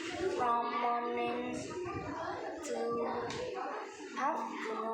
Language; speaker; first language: English; non-native, learner; Vietnamese